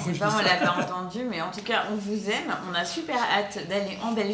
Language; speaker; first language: French; native; French